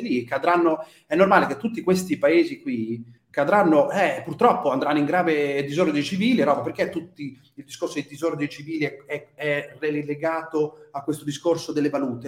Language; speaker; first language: Italian; native; Italian